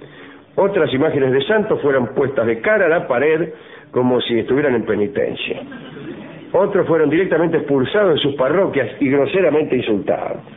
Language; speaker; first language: Spanish; native; Spanish